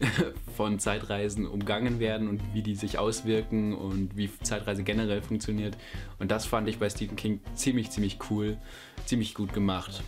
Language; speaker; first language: German; native; German